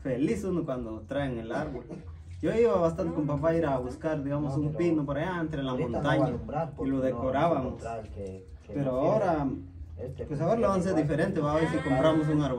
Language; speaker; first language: Spanish; native; Spanish